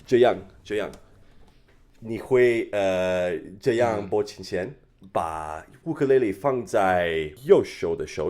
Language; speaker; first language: Chinese; non-native, fluent; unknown